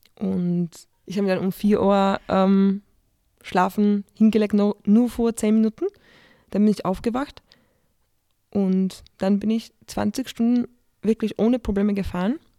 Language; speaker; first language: German; non-native, fluent; Polish